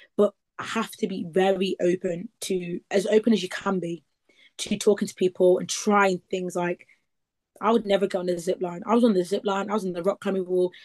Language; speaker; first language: English; native; English